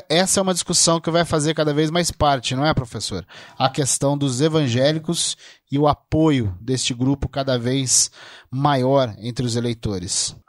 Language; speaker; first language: Portuguese; native; Portuguese